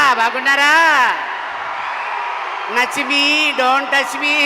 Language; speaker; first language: Telugu; native; Telugu